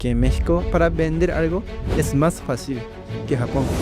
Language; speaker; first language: Spanish; non-native, learner; Japanese